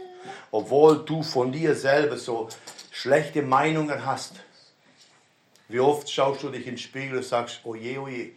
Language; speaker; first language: German; non-native, fluent; Romanian